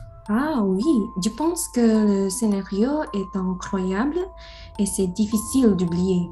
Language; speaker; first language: French; non-native, learner; Indonesian